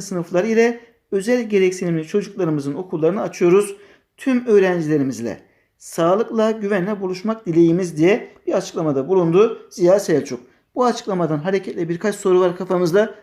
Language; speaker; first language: Turkish; native; Turkish